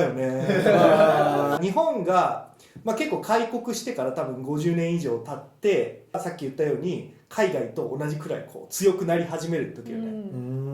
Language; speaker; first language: Japanese; native; Japanese